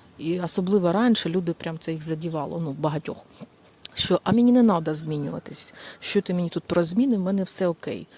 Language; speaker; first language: Ukrainian; non-native, local second language; Russian